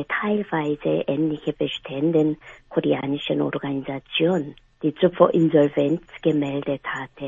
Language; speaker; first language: German; non-native, fluent; Korean